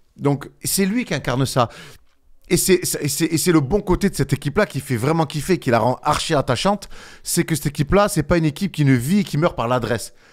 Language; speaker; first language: French; native; French